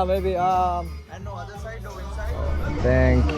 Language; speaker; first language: English; non-native, learner; Korean